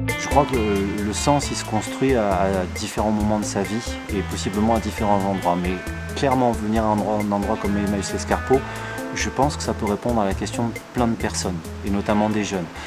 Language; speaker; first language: French; native; French